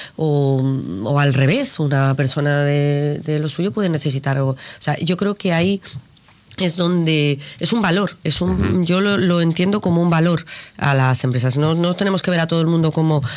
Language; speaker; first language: Spanish; native; Spanish